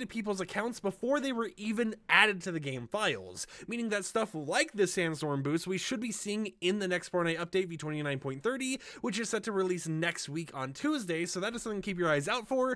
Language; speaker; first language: English; native; English